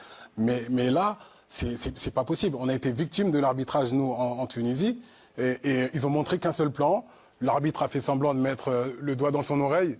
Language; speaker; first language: French; non-native, local second language; Arabic